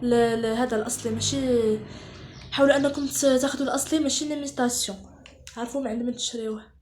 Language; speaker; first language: Arabic; native; Arabic